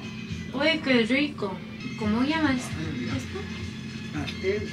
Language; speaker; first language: Spanish; early bilingual, heritage; English